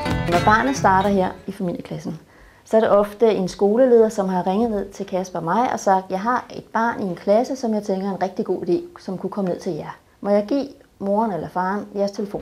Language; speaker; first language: Danish; native; Danish